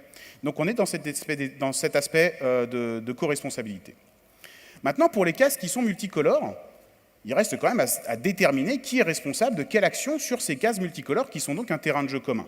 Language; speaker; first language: French; native; French